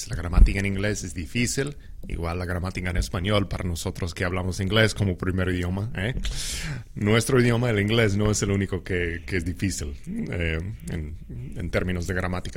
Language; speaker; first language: Spanish; non-native, fluent; English